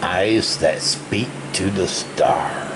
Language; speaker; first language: English; native; English